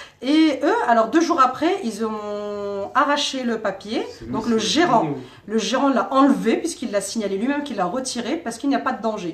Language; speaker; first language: French; native; French